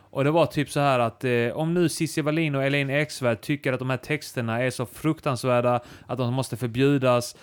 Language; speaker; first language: Swedish; early bilingual, other home language; Icelandic